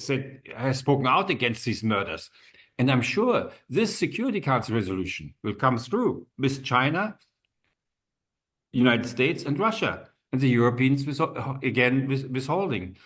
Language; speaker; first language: English; non-native, fluent; German